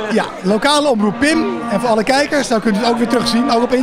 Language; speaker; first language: Dutch; native; Dutch